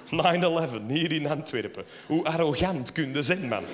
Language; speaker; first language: Dutch; native; Dutch